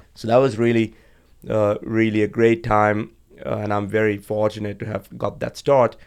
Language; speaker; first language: English; non-native, local second language; Sinhala